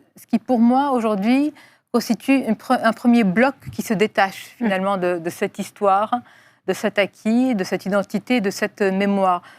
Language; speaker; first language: French; non-native, local second language; Arabic